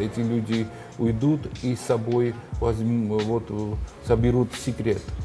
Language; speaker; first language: Russian; non-native, fluent; Georgian